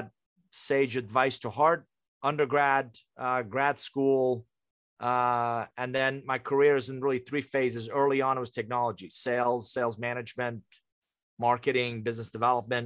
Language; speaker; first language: English; early bilingual, other home language; Persian